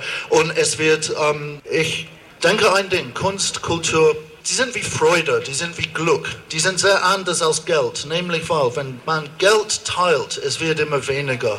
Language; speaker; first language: German; non-native, fluent; English